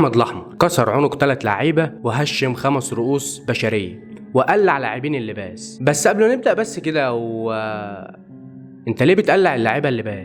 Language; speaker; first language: Arabic; native; Arabic